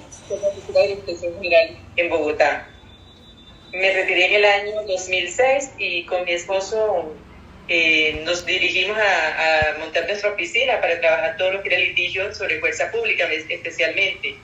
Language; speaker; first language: Spanish; native; Spanish